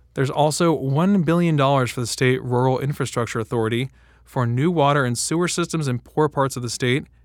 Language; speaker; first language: English; native; English